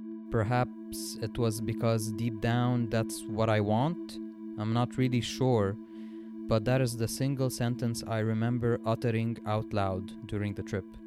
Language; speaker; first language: English; non-native, local second language; Arabic